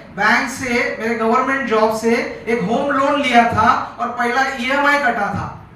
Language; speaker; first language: Hindi; non-native, local second language; Marathi